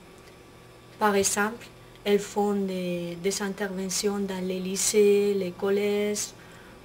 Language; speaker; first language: French; non-native, fluent; Spanish